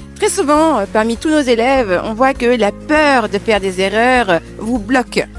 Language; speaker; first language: French; native; French